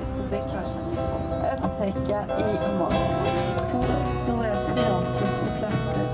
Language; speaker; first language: Swedish; non-native, fluent; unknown